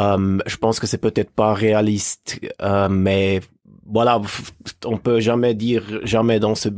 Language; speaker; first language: French; native; French